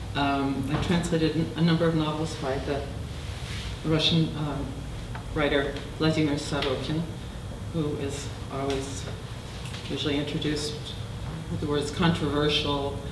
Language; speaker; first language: English; native; English